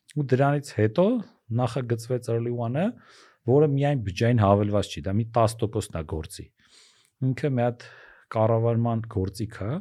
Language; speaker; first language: Armenian; native; Armenian